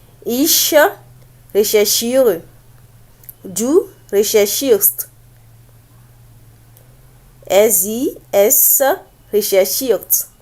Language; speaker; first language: German; non-native, learner; French